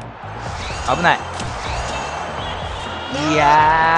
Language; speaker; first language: Japanese; native; Japanese